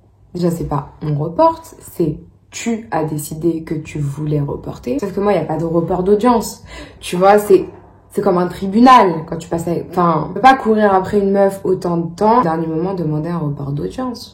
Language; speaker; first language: French; native; French